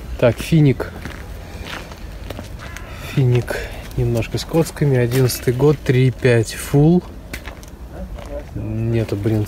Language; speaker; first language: Russian; native; Russian